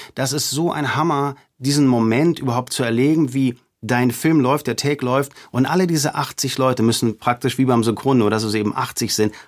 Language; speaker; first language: German; native; German